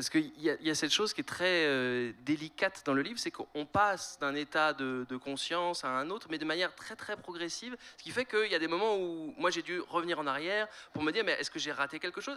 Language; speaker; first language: French; native; French